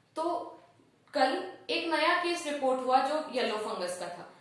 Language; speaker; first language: Hindi; non-native, local second language; Marathi